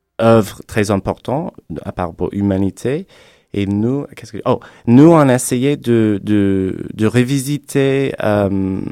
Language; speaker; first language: French; non-native, fluent; English